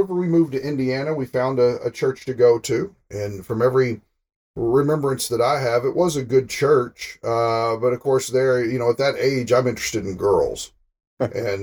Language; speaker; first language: English; native; English